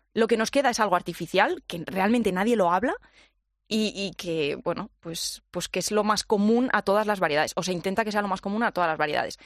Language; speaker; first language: Spanish; native; Spanish